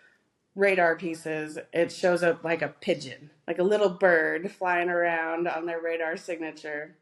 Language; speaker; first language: English; native; English